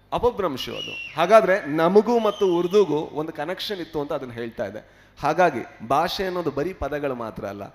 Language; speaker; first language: Kannada; native; Kannada